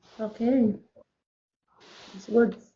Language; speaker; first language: English; non-native, learner; Oromo